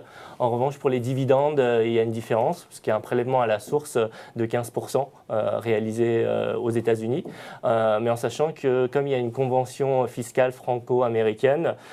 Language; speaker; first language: French; native; French